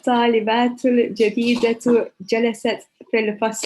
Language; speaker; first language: Arabic; non-native, learner; English